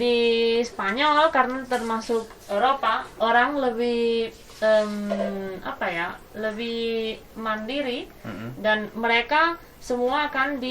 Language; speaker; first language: Indonesian; non-native, fluent; Spanish